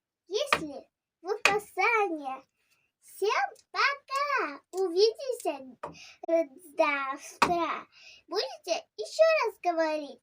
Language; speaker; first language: Russian; non-native, learner; Tajik